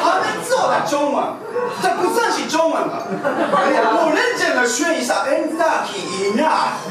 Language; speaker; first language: Chinese; non-native, fluent; Japanese